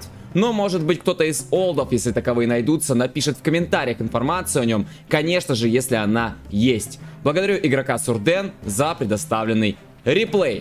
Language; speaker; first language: Russian; native; Russian